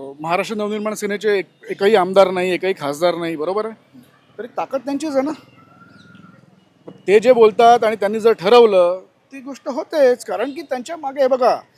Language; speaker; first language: Marathi; non-native, local second language; Gujarati